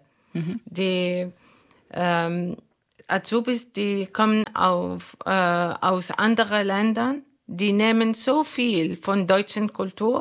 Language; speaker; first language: German; non-native, learner; Arabic